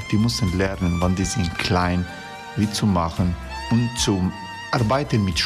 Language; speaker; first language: German; non-native, learner; Croatian